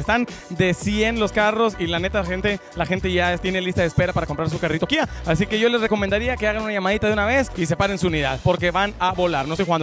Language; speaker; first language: Spanish; native; Spanish